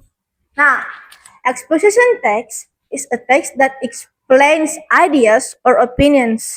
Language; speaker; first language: English; non-native, learner; Indonesian